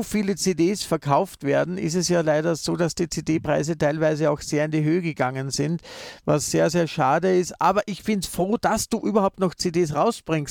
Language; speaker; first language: German; native; German